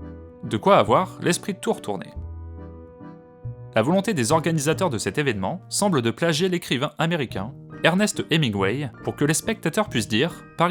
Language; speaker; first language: French; native; French